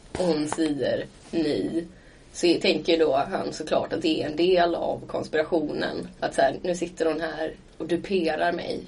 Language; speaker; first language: Swedish; native; Swedish